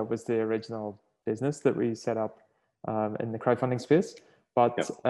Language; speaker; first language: English; native; English